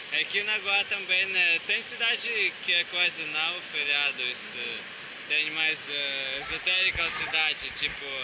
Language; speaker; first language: Portuguese; non-native, learner; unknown